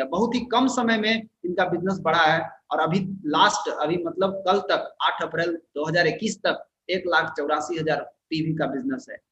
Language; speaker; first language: Hindi; native; Hindi